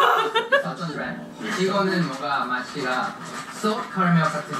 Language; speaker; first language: Korean; non-native, fluent; Thai